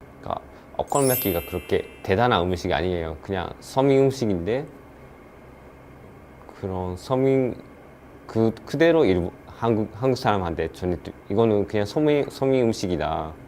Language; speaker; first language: Korean; non-native, learner; Japanese